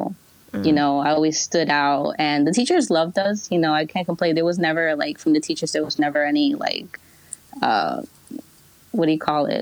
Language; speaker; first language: English; early bilingual, other home language; Spanish